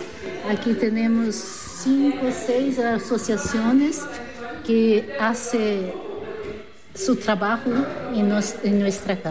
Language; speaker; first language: Spanish; non-native, learner; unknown